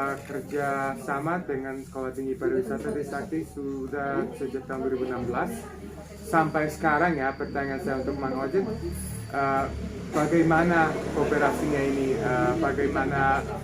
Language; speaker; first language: Indonesian; non-native, fluent; Serbian